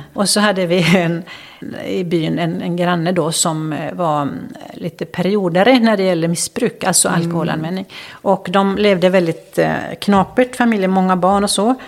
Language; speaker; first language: Swedish; non-native, local second language; Finnish